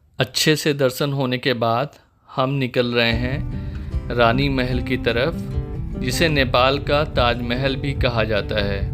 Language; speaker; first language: Hindi; native; Hindi